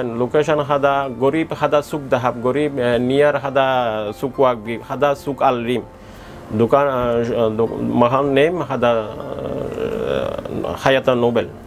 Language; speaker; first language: Arabic; non-native, learner; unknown